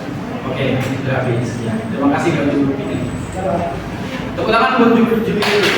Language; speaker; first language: Indonesian; native; Indonesian